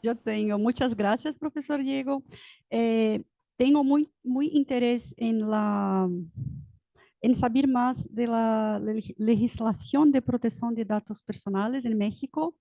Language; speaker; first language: Spanish; non-native, learner; Portuguese